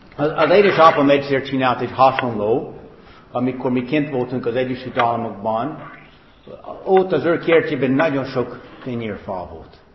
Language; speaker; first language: Hungarian; non-native, fluent; English